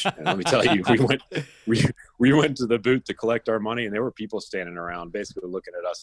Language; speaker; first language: English; native; English